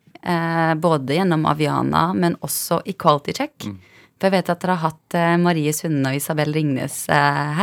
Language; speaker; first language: Norwegian; early bilingual, other home language; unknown